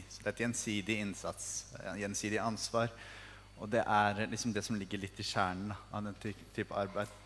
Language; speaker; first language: Norwegian; native; Norwegian